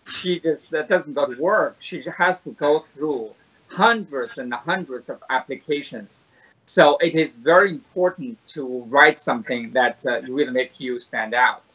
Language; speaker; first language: English; non-native, fluent; Chinese